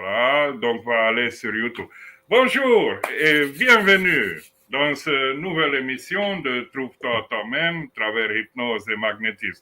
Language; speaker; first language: French; non-native, fluent; Romanian